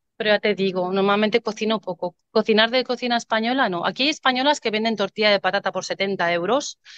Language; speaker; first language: Spanish; native; Spanish